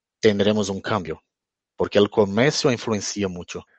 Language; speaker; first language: Spanish; non-native, fluent; Portuguese